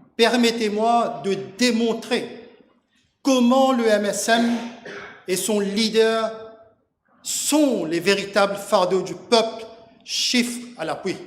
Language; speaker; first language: French; non-native, local second language; Morisyen